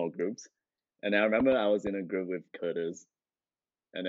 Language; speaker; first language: English; non-native, local second language; Chinese